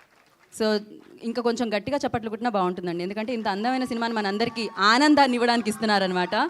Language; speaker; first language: Telugu; native; Telugu